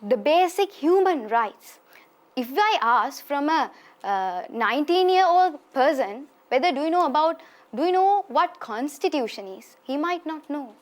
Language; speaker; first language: English; non-native, local second language; Sinhala